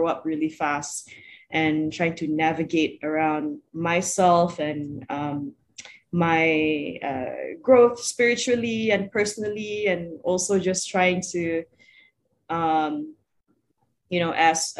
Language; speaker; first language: English; non-native, local second language; Malay